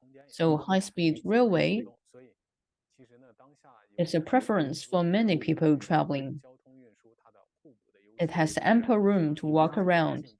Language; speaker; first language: English; non-native, fluent; Chinese